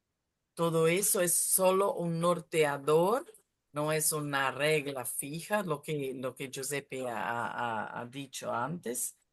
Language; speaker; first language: Spanish; non-native, fluent; Portuguese